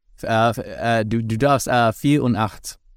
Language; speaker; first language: German; non-native, learner; English